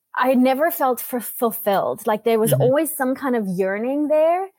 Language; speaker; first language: English; native; English